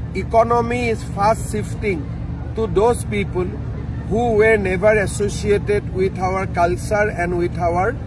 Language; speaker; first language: English; non-native, local second language; Assamese